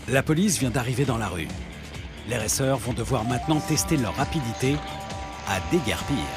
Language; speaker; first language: French; native; French